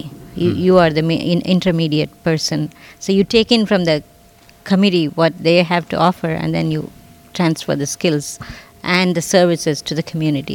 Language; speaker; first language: English; non-native, local second language; Tamil